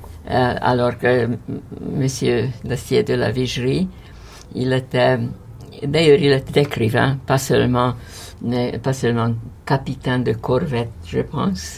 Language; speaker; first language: French; non-native, fluent; Hungarian